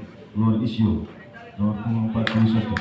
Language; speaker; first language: Malay; native; Malay